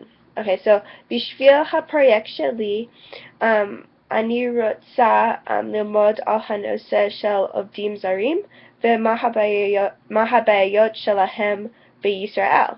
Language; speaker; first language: Hebrew; non-native, learner; English